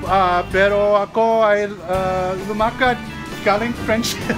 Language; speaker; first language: Filipino; non-native, learner; English